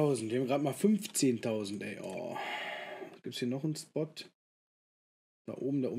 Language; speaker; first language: German; native; German